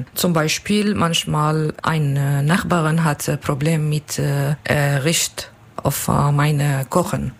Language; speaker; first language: German; non-native, learner; Kurdish